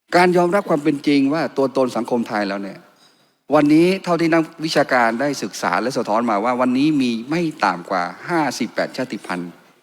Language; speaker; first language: Thai; non-native, local second language; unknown